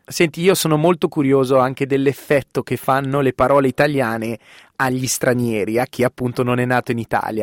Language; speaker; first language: Italian; native; Italian